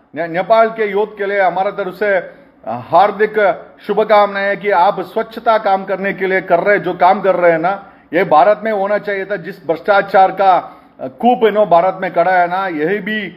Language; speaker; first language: Hindi; non-native, local second language; Kannada